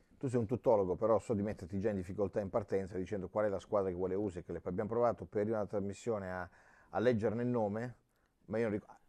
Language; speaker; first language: Italian; native; Italian